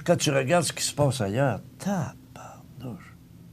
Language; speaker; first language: French; native; French